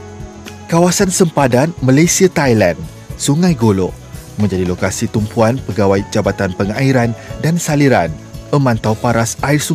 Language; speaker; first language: Malay; native; Malay